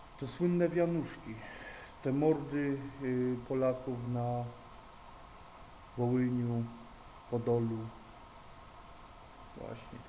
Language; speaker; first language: Polish; native; Polish